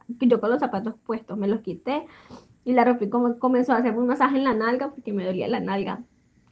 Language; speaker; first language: Spanish; native; Spanish